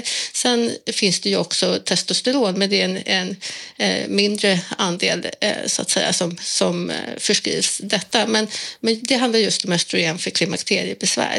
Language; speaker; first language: Swedish; native; Swedish